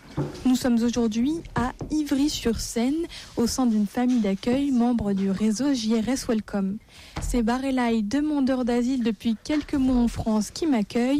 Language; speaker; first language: French; native; French